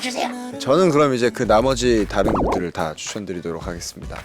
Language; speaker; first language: Korean; native; Korean